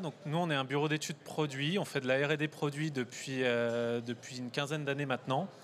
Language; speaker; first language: French; native; French